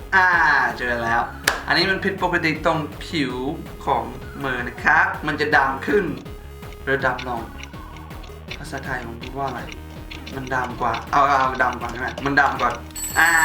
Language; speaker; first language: Thai; non-native, fluent; English